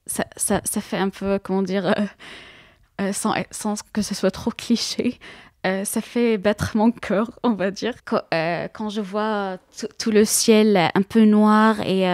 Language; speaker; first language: French; non-native, fluent; Arabic